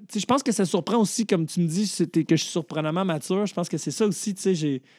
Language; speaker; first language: French; native; French